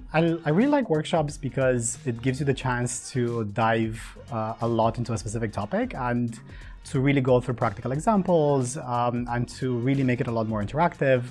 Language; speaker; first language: English; non-native, fluent; Romanian